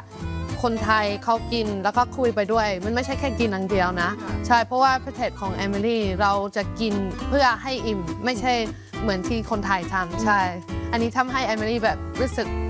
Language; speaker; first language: Thai; non-native, fluent; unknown